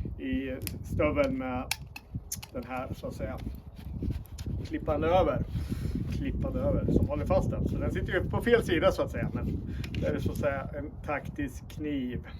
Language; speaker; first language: Swedish; native; Swedish